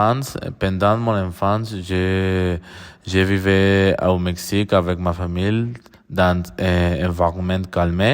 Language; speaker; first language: French; non-native, learner; Spanish